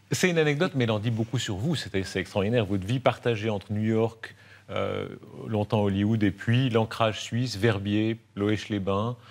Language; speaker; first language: French; native; French